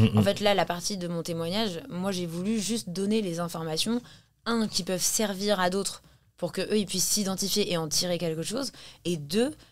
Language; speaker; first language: French; early bilingual, heritage; English